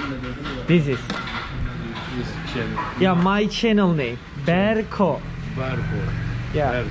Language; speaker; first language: English; non-native, learner; Turkish